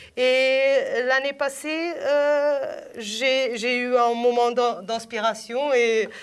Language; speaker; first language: French; non-native, fluent; Portuguese